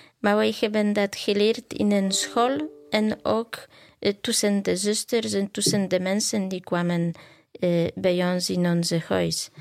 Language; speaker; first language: Dutch; non-native, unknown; Polish